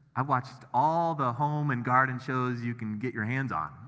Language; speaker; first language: English; native; English